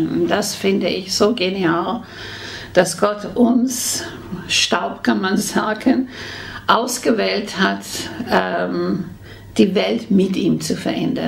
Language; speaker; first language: German; non-native, fluent; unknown